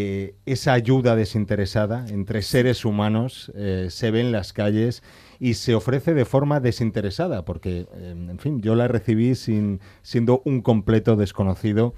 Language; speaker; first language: Spanish; native; Spanish